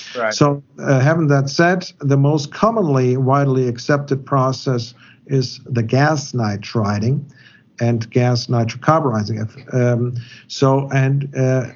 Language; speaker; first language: English; non-native, fluent; German